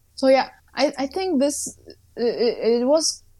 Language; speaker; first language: English; non-native, fluent; German